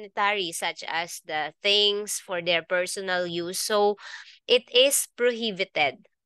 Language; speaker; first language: English; non-native, local second language; Filipino